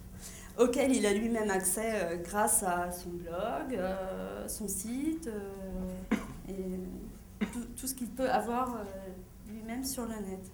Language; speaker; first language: French; native; French